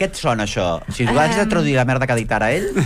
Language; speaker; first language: Catalan; native; Catalan